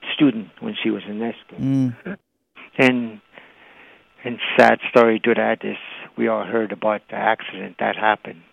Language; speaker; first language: English; non-native, fluent; Cree